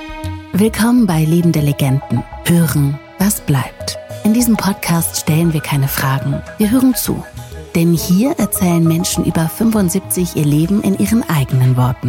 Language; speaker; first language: German; native; German